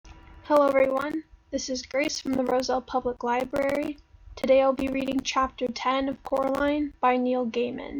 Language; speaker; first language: English; native; English